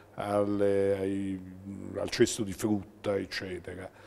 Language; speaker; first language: Italian; native; Italian